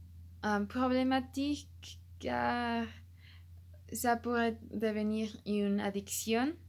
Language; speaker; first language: French; non-native, learner; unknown